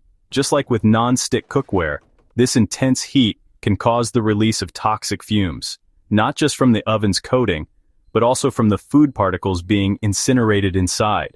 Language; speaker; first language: English; native; English